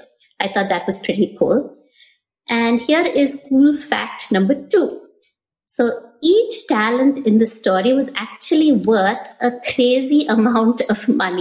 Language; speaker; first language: English; non-native, local second language; Tamil